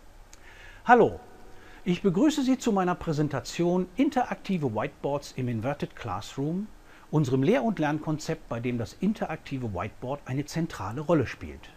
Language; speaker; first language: German; native; German